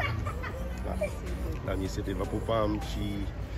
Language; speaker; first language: Romanian; non-native, learner; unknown